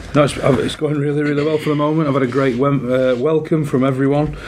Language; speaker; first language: English; native; English